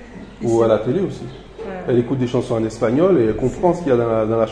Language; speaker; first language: French; native; French